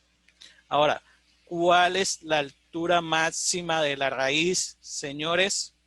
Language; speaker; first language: Spanish; native; Spanish